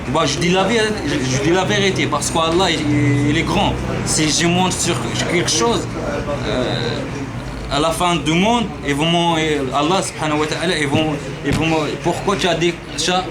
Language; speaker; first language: French; non-native, learner; Arabic